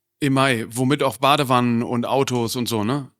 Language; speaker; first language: German; native; German